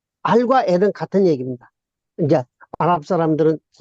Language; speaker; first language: Korean; native; Korean